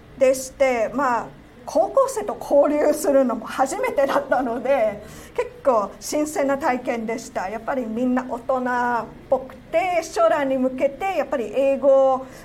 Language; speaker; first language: Japanese; non-native, fluent; Cantonese